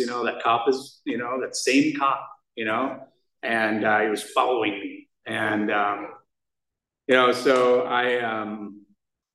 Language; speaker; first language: English; native; English